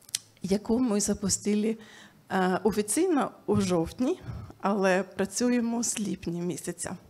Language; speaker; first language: Ukrainian; non-native, fluent; Swedish